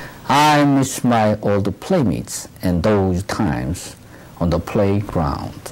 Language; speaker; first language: English; non-native, fluent; Korean